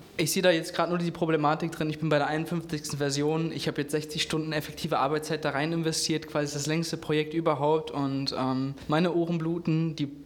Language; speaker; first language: German; native; German